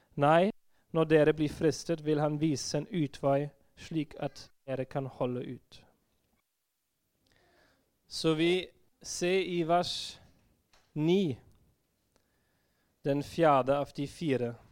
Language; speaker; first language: Norwegian; non-native, fluent; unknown